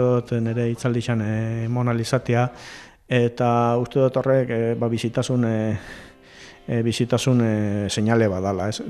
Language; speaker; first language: Basque; native; Basque